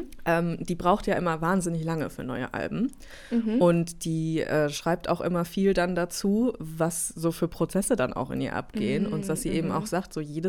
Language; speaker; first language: German; native; German